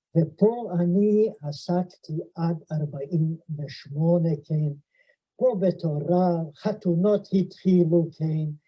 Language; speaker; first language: Hebrew; non-native, fluent; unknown